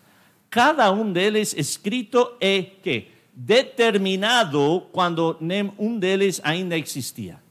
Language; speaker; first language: Portuguese; non-native, fluent; English